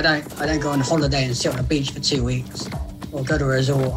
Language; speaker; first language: English; native; English